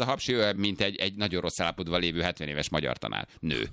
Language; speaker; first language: Hungarian; native; Hungarian